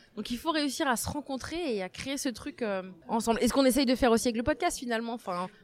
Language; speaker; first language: French; native; French